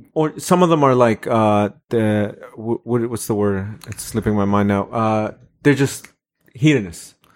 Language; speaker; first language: English; native; English